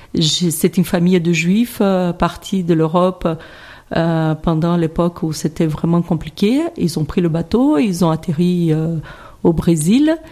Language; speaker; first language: French; non-native, fluent; Portuguese